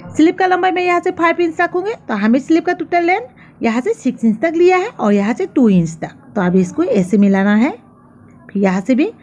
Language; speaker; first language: Hindi; non-native, local second language; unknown